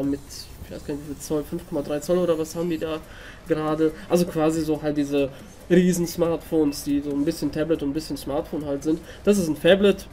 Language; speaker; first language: German; native; German